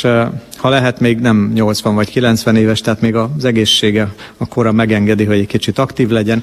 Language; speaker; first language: Hungarian; native; Hungarian